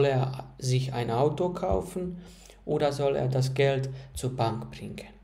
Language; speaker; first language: German; non-native, fluent; Croatian